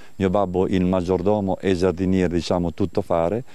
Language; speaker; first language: Italian; native; Italian